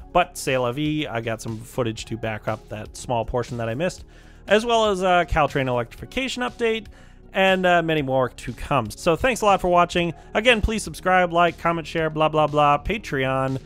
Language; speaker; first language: English; native; English